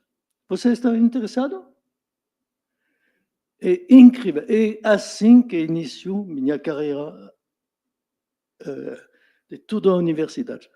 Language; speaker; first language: Portuguese; non-native, fluent; French